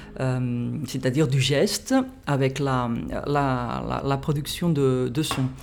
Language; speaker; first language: French; non-native, fluent; Catalan